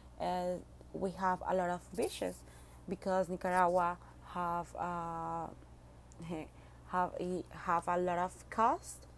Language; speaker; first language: English; non-native, learner; Spanish